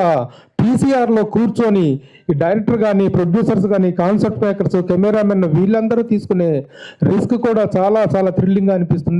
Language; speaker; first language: Telugu; native; Telugu